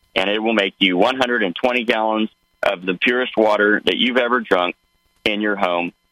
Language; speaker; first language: English; native; English